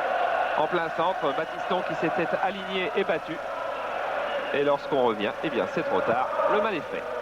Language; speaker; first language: French; native; French